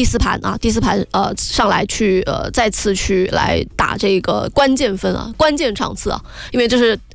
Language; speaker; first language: Chinese; native; Chinese